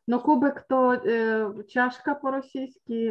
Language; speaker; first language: Polish; non-native, learner; Ukrainian